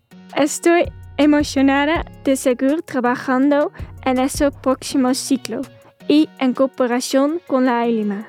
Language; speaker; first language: Spanish; non-native, fluent; Dutch